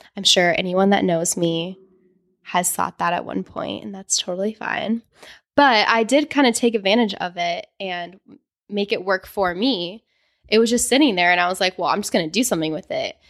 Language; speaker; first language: English; native; English